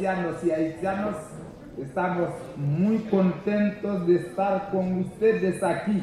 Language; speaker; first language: Spanish; non-native, learner; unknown